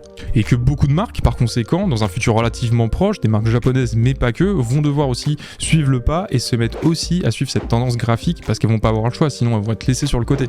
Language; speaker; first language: French; native; French